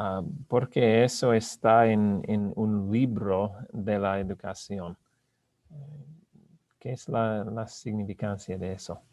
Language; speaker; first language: Spanish; non-native, learner; English